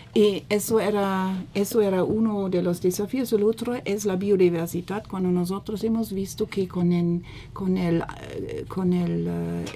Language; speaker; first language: Spanish; non-native, fluent; German